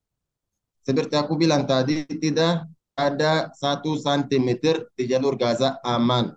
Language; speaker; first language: Indonesian; non-native, learner; Arabic